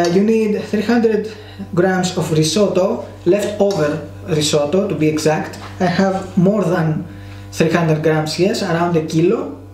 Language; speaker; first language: English; non-native, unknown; Greek